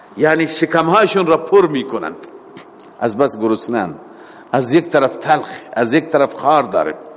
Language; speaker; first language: Persian; native; Persian